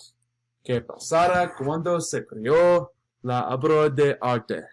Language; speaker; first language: Spanish; non-native, learner; English